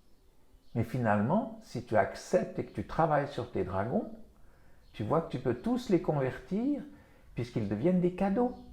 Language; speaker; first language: French; native; French